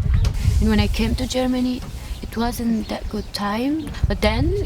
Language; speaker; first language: English; non-native, learner; Arabic